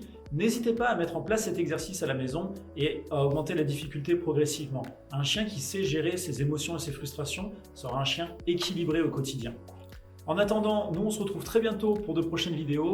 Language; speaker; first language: French; native; French